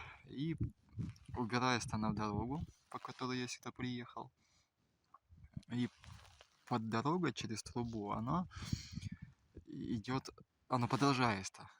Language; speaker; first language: Russian; native; Russian